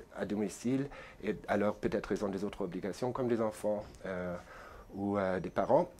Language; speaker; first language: French; non-native, fluent; German